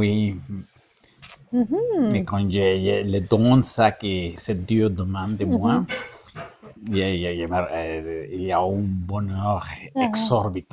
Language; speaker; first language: French; non-native, learner; Spanish